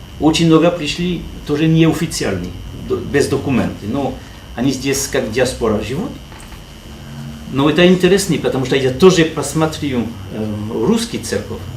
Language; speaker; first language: Russian; non-native, learner; French